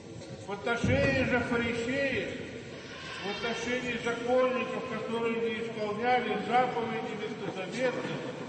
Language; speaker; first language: Russian; native; Russian